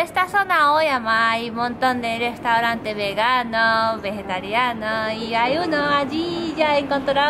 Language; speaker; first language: Spanish; non-native, learner; Japanese